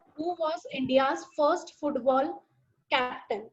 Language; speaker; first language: English; non-native, local second language; Marathi